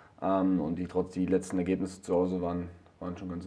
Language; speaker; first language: German; native; German